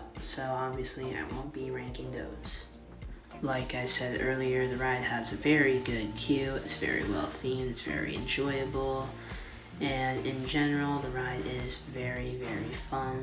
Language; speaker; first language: English; native; English